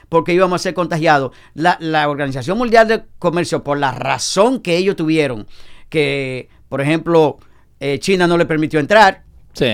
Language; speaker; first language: Spanish; native; Spanish